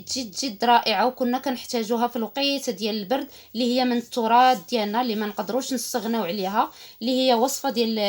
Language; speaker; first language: Arabic; native; Arabic